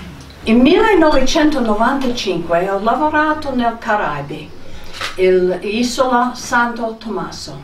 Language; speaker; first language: Italian; non-native, fluent; English